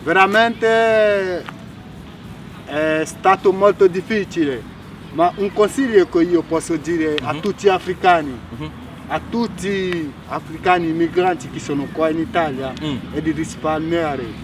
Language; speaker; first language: Italian; non-native, fluent; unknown